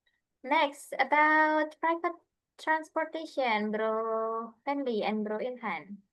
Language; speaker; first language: English; non-native, fluent; Indonesian